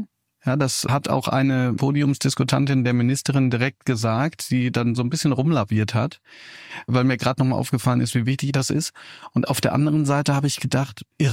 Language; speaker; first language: German; native; German